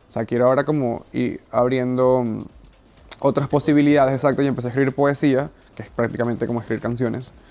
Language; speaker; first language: Spanish; native; Spanish